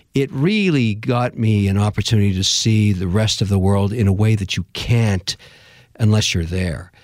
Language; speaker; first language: English; native; English